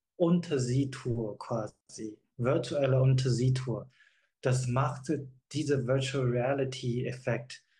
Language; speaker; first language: German; non-native, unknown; Chinese